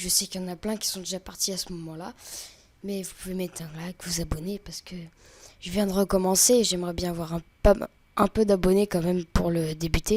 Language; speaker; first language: French; native; French